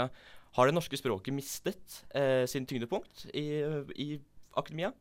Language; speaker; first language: Norwegian; native; Norwegian